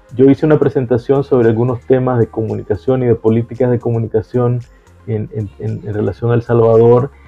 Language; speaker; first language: Spanish; native; Spanish